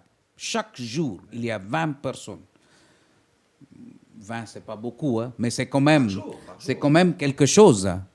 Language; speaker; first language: French; non-native, fluent; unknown